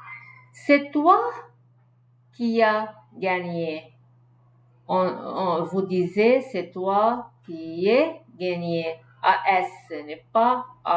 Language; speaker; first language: French; non-native, learner; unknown